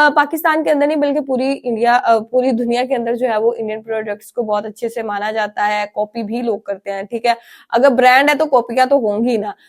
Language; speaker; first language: Urdu; non-native, local second language; Punjabi